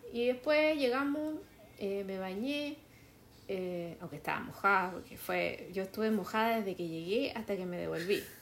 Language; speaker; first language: Spanish; native; Spanish